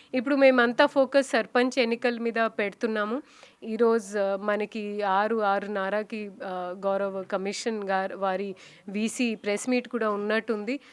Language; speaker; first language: Telugu; non-native, fluent; Hindi